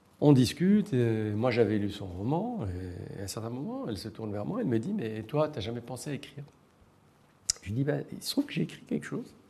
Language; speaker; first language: French; non-native, local second language; Arabic